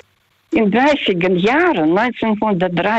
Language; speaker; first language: German; non-native, fluent; Russian